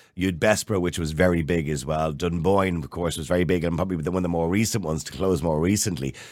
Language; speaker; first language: English; native; English